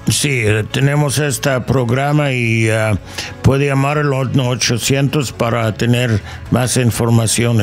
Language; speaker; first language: Spanish; non-native, learner; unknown